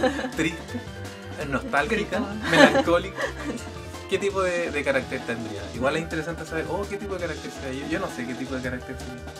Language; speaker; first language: Spanish; native; Spanish